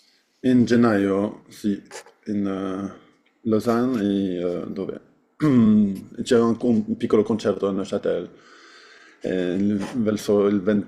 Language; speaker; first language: Italian; non-native, fluent; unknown